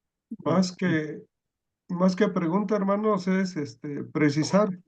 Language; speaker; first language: Spanish; native; Spanish